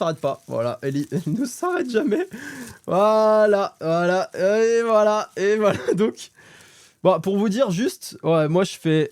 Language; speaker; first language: French; native; French